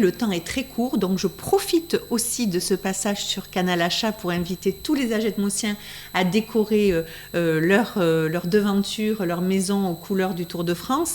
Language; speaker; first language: French; native; French